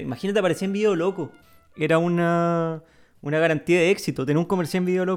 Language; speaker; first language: Spanish; native; Spanish